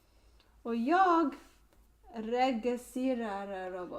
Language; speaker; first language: Swedish; non-native, learner; English